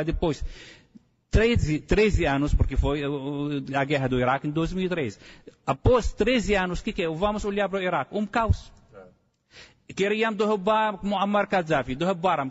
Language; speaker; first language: Portuguese; non-native, fluent; Arabic